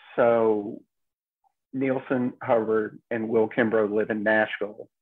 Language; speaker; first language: English; native; English